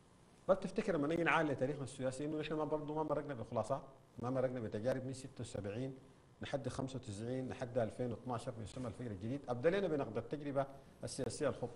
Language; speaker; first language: Arabic; native; Arabic